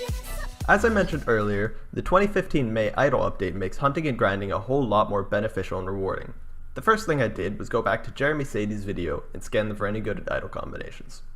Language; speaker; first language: English; native; English